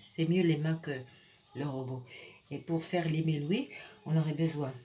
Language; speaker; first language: French; non-native, local second language; Arabic